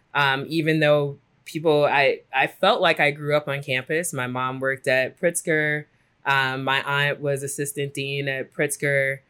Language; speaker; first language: English; native; English